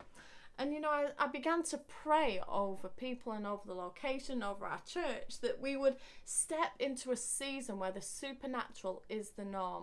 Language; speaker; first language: English; native; English